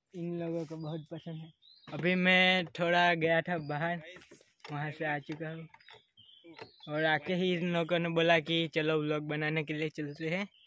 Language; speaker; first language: Hindi; non-native, local second language; Gujarati